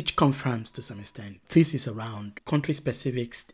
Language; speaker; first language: English; non-native, local second language; Yoruba